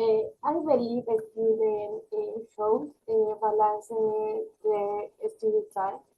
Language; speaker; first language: English; non-native, learner; Spanish